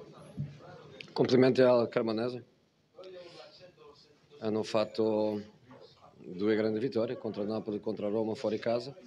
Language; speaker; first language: Italian; non-native, fluent; Portuguese